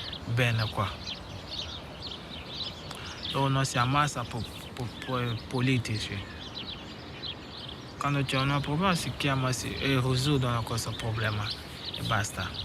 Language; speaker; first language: Italian; non-native, learner; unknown